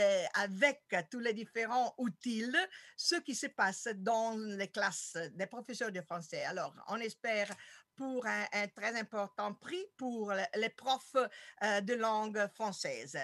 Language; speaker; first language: French; non-native, fluent; Italian